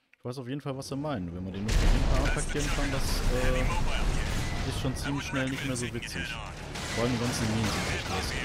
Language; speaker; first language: German; native; German